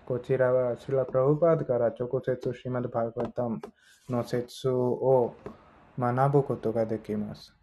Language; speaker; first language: Japanese; non-native, learner; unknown